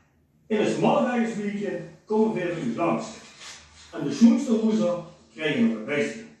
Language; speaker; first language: Dutch; native; Dutch